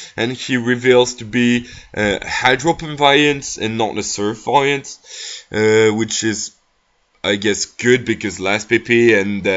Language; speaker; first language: English; non-native, fluent; French